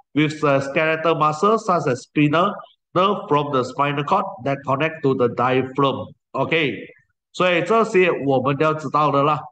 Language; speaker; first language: English; non-native, local second language; Chinese